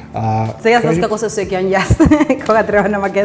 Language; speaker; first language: Macedonian; non-native, fluent; Spanish